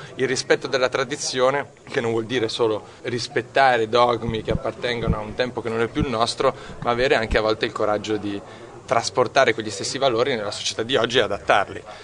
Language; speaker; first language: Italian; native; Italian